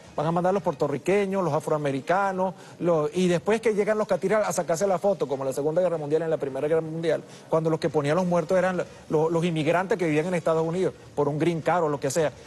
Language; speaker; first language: Spanish; early bilingual, other home language; English